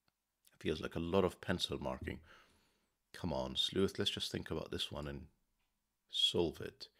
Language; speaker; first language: English; native; English